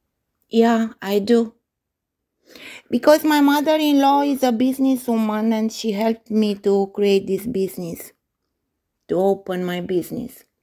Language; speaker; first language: English; non-native, fluent; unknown